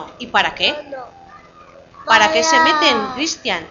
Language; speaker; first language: Spanish; native; Spanish